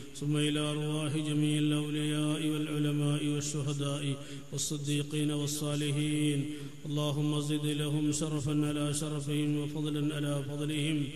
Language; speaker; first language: Arabic; non-native, fluent; Malayalam